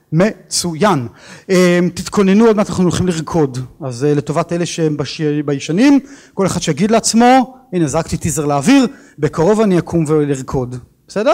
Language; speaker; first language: Hebrew; native; Hebrew